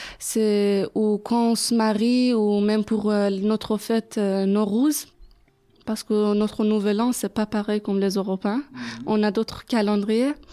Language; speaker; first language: French; non-native, fluent; Persian